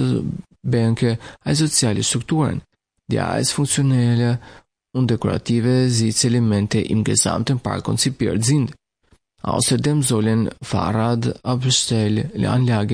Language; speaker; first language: German; non-native, fluent; Albanian